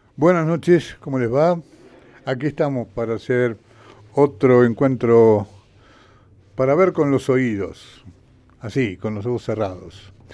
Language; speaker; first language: Spanish; native; Spanish